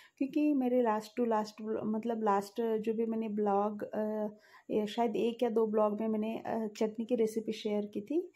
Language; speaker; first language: Hindi; non-native, local second language; Marathi